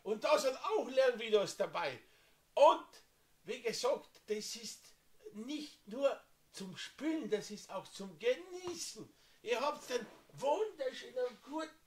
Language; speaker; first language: German; non-native, fluent; Slovenian